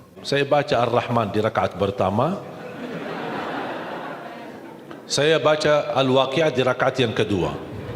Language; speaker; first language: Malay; non-native, fluent; Arabic